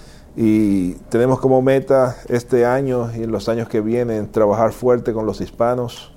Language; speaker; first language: Spanish; native; Spanish